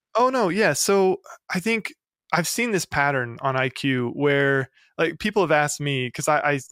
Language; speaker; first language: English; native; English